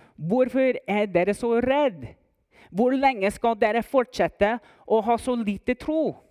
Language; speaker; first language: Norwegian; non-native, fluent; English